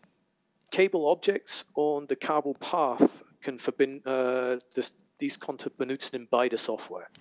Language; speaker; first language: German; non-native, learner; English